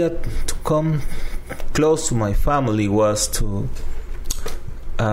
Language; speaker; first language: English; non-native, fluent; Spanish